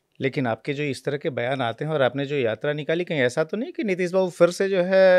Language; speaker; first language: Hindi; native; Hindi